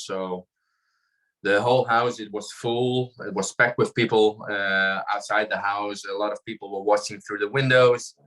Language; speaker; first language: English; non-native, fluent; Dutch